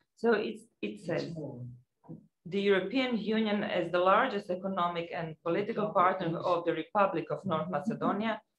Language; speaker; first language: English; non-native, fluent; Croatian